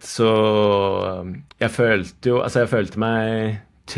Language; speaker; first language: Norwegian; non-native, fluent; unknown